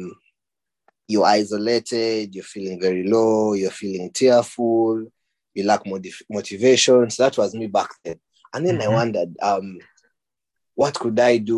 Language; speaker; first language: English; non-native, local second language; Ganda